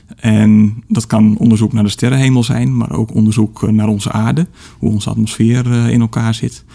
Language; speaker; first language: Dutch; native; Dutch